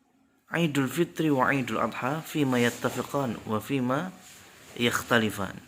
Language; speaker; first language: Arabic; non-native, fluent; Indonesian